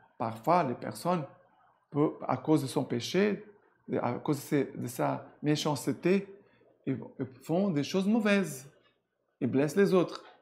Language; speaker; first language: French; non-native, fluent; Portuguese